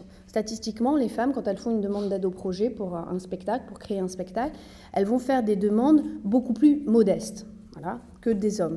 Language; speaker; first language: French; native; French